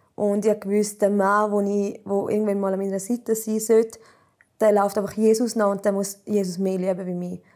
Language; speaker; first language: German; native; German